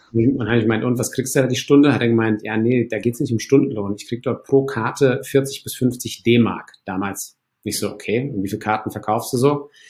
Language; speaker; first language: German; early bilingual, other home language; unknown